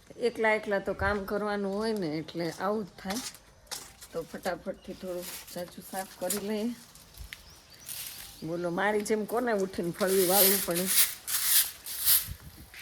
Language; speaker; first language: Gujarati; native; Gujarati